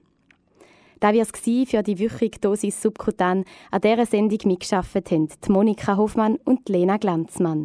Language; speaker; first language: German; native; German